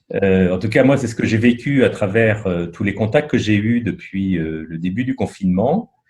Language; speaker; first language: French; native; French